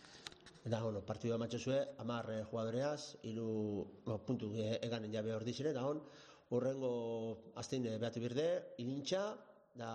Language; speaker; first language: Basque; native; Basque